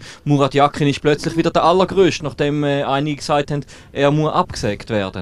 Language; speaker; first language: German; native; German